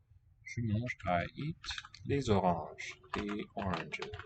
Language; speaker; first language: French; non-native, learner; English